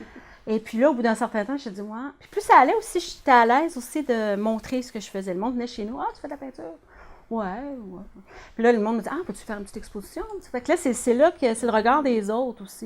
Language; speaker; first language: French; native; French